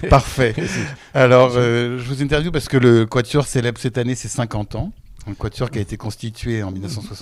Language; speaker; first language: French; native; French